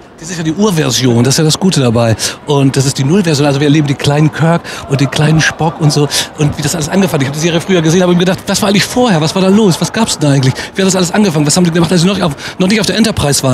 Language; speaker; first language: German; native; German